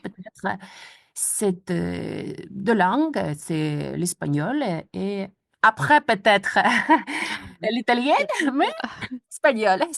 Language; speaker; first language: French; non-native, fluent; Ukrainian